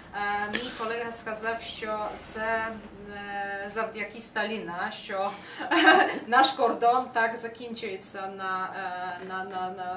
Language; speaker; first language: Ukrainian; non-native, fluent; Polish